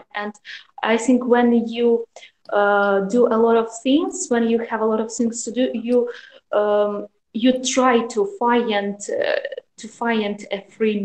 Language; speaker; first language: English; non-native, learner; Russian